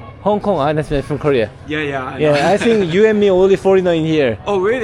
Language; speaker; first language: English; non-native, learner; Korean